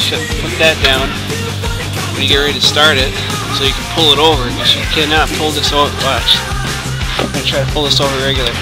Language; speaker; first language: English; native; English